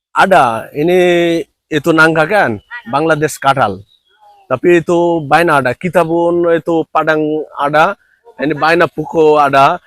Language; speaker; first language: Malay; non-native, learner; Bangla